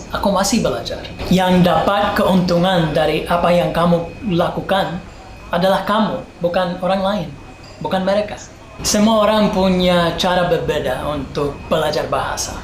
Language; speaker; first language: Indonesian; non-native, fluent; English